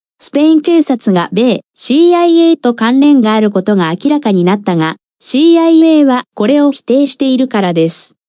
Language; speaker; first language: Japanese; non-native, fluent; Korean